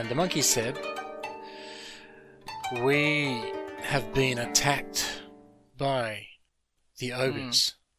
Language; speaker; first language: English; native; English